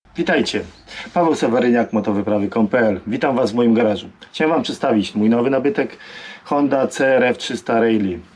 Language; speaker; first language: Polish; native; Polish